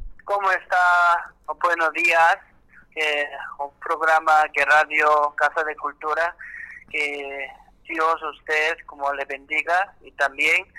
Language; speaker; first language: Spanish; non-native, learner; Korean